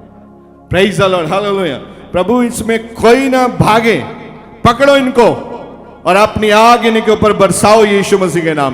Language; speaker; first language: Hindi; non-native, local second language; Punjabi